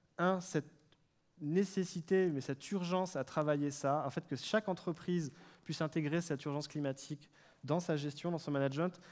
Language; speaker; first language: French; native; French